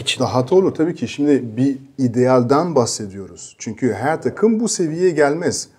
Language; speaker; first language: Turkish; non-native, fluent; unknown